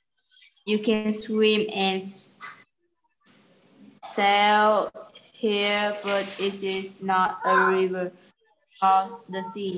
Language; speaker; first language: English; non-native, learner; Vietnamese